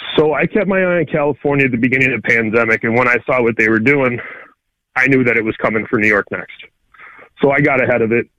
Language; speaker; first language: English; native; English